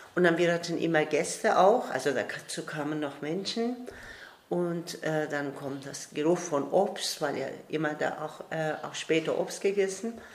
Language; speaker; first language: German; non-native, fluent; Turkish